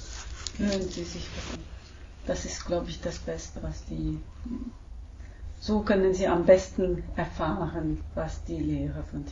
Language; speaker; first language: German; non-native, fluent; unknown